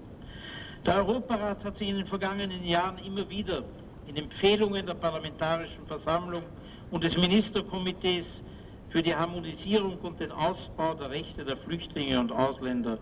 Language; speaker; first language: German; native; German